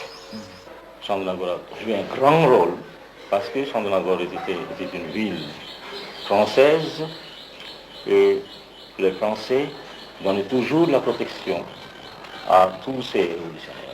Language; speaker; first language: French; non-native, fluent; Bangla